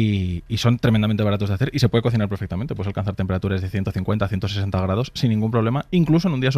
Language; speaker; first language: Spanish; native; Spanish